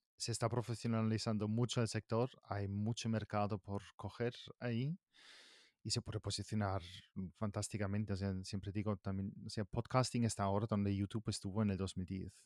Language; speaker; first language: Spanish; non-native, fluent; German